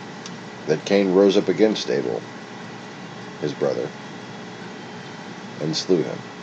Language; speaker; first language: English; native; English